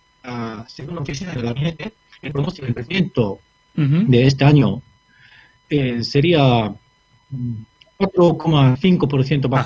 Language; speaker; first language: Spanish; non-native, fluent; Japanese